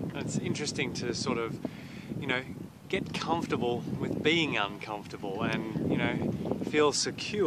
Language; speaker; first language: English; native; English